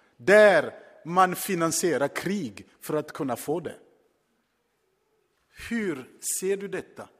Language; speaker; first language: Swedish; non-native, fluent; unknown